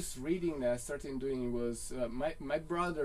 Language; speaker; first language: English; non-native, fluent; Italian